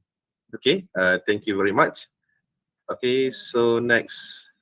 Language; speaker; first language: English; non-native, fluent; Malay